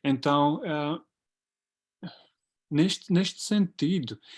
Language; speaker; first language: Portuguese; non-native, fluent; Latvian